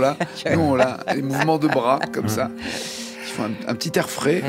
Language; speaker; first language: French; native; French